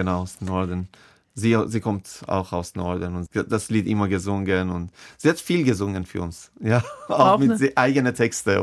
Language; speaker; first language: German; non-native, fluent; Persian